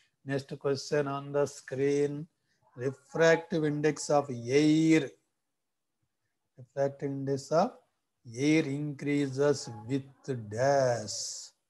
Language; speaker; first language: English; non-native, local second language; Telugu